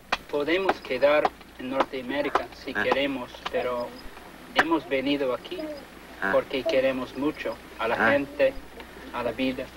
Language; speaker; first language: Spanish; non-native, fluent; English